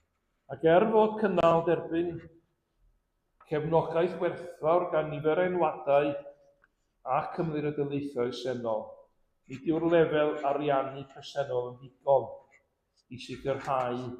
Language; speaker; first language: Welsh; native; Welsh